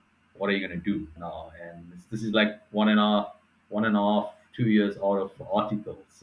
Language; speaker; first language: English; native; English